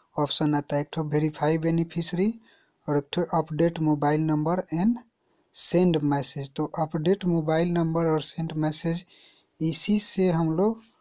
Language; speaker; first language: Hindi; native; Hindi